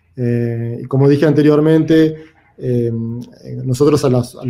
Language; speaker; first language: Spanish; native; Spanish